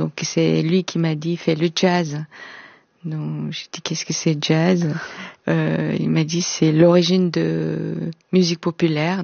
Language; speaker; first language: French; non-native, fluent; Korean